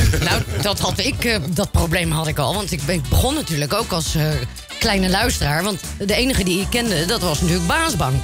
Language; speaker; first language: Dutch; native; Dutch